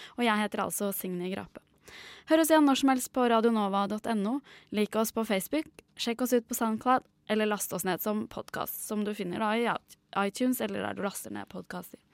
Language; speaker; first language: Norwegian; native; Norwegian